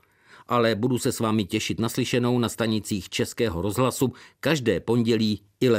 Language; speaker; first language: Czech; native; Czech